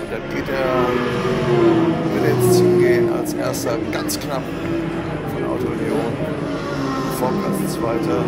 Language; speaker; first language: German; native; German